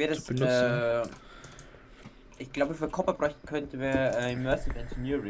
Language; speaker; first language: German; native; German